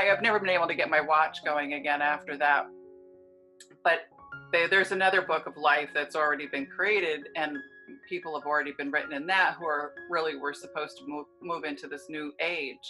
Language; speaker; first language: English; native; English